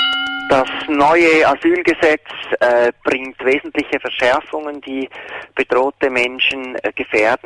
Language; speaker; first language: German; native; German